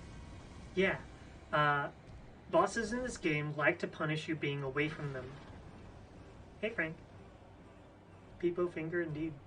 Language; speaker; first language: English; native; English